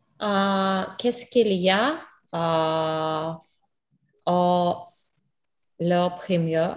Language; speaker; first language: French; non-native, learner; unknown